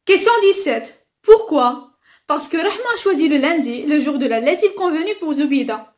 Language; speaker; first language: French; non-native, local second language; Arabic